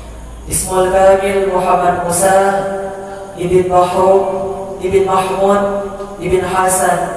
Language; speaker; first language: Arabic; non-native, learner; Achinese